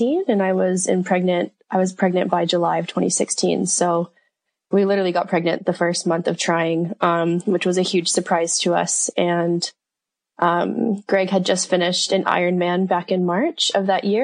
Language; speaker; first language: English; native; English